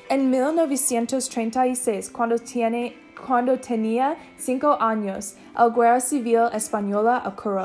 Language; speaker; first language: Spanish; non-native, learner; English